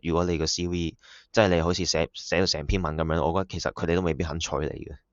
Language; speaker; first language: Cantonese; native; Cantonese